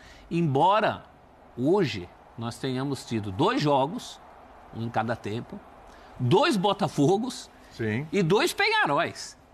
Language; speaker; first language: Portuguese; native; Portuguese